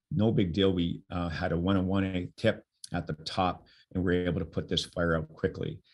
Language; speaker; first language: English; native; English